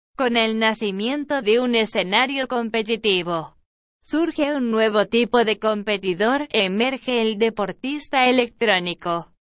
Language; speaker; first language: Spanish; non-native, learner; Portuguese